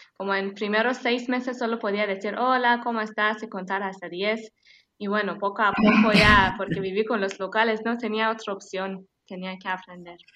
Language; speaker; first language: Spanish; non-native, fluent; Persian